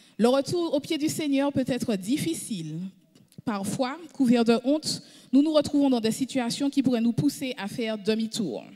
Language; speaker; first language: French; native; French